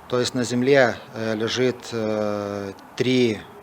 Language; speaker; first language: Russian; non-native, fluent; Lithuanian